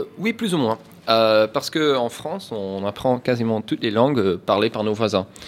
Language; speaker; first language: French; non-native, fluent; Dutch